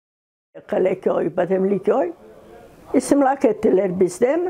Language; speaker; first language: Turkish; non-native, local second language; Greek